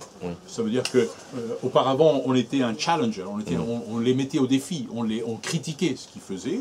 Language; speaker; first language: French; native; French